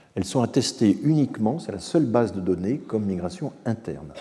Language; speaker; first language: French; native; French